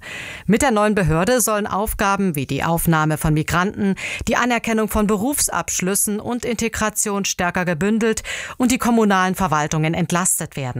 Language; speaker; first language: German; native; German